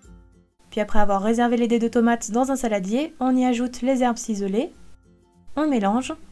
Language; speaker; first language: French; native; French